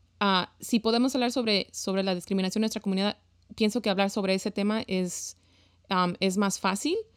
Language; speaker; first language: Spanish; early bilingual, heritage; Spanish